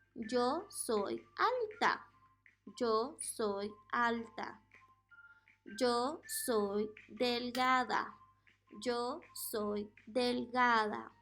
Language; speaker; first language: Spanish; non-native, fluent; English